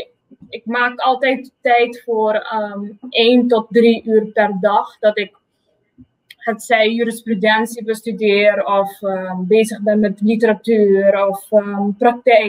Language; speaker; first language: Dutch; non-native, local second language; Papiamento